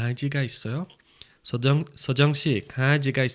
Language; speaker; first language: Korean; non-native, fluent; Portuguese